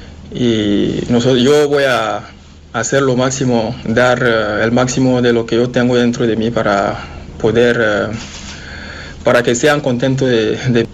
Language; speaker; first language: Spanish; non-native, fluent; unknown